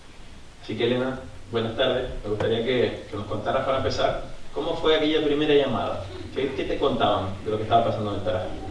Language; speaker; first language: Spanish; native; Spanish